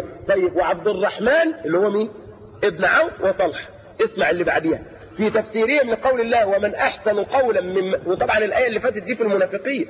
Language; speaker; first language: Arabic; native; Arabic